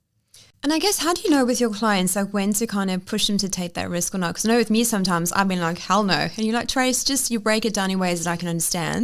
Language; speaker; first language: English; native; English